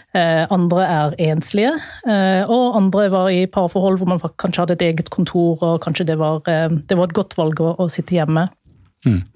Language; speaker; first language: Norwegian; native; Norwegian